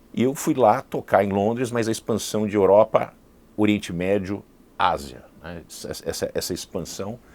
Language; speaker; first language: Portuguese; early bilingual, heritage; Portuguese